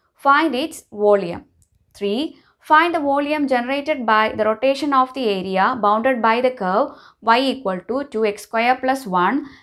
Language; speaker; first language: English; non-native, local second language; Malayalam